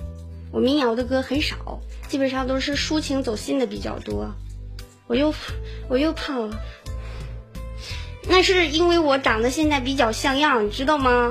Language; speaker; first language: Chinese; native; Chinese